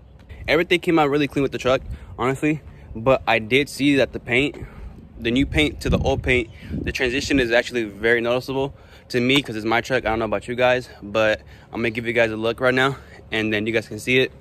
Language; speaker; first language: English; native; English